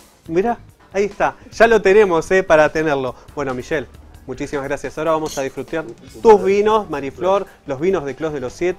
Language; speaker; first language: Spanish; native; Spanish